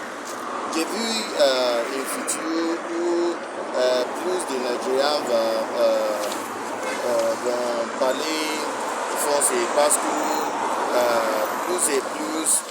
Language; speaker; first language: French; non-native, learner; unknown